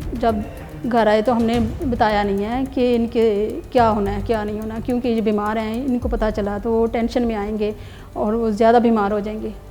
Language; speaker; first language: Urdu; non-native, local second language; Punjabi